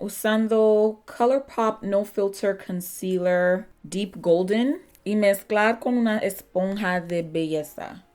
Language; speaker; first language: Spanish; non-native, learner; English